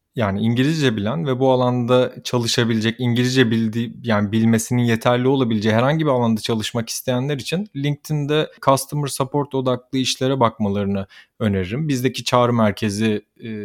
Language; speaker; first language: Turkish; native; Turkish